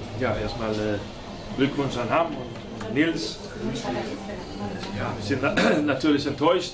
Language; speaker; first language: German; non-native, fluent; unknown